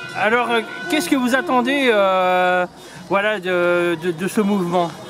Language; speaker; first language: French; native; French